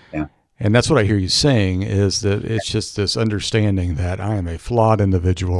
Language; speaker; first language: English; native; English